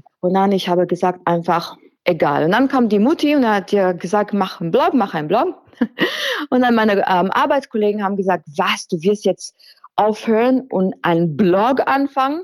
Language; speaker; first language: German; non-native, fluent; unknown